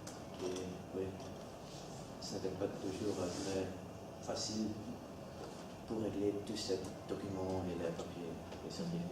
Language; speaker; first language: French; non-native, learner; Dutch